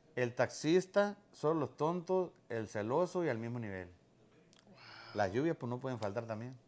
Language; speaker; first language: Spanish; native; Spanish